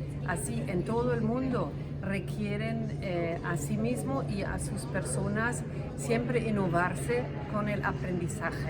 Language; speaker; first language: Spanish; non-native, fluent; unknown